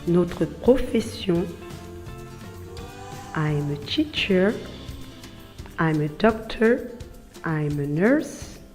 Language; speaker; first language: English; non-native, fluent; French